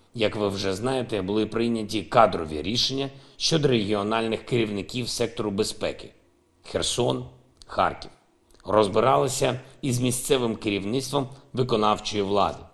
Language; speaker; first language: Ukrainian; non-native, local second language; Russian